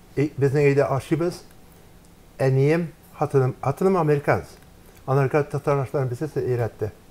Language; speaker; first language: Tatar; early bilingual, heritage; Tatar